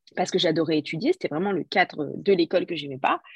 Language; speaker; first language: French; native; French